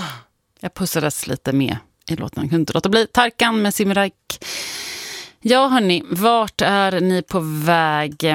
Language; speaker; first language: Swedish; native; Swedish